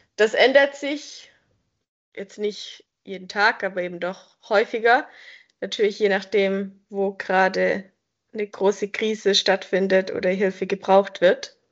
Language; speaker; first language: German; native; German